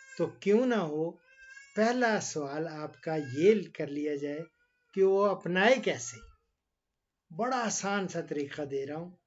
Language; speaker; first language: Urdu; non-native, local second language; Punjabi